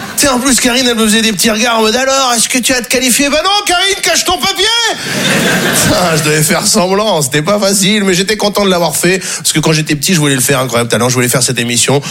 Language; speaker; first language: French; native; French